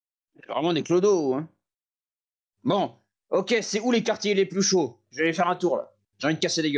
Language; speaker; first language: French; native; French